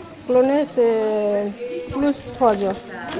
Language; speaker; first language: French; non-native, learner; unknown